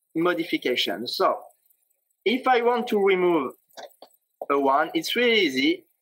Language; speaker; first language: English; non-native, fluent; French